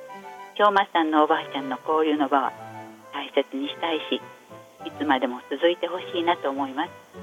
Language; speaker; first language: Japanese; native; Japanese